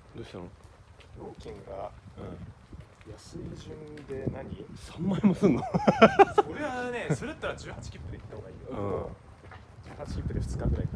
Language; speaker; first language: Japanese; native; Japanese